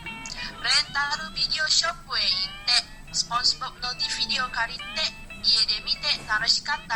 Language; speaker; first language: Japanese; non-native, learner; Indonesian